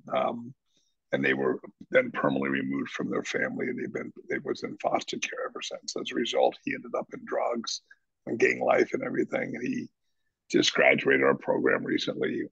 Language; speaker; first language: English; native; English